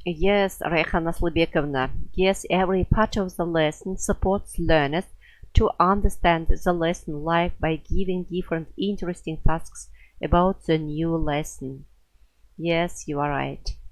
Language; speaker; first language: English; non-native, fluent; Kazakh